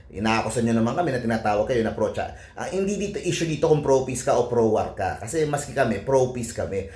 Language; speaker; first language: Filipino; native; Filipino